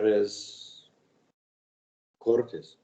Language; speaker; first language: Spanish; non-native, learner; English